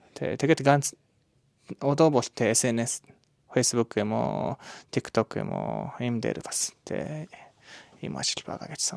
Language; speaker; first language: Mongolian; non-native, learner; Japanese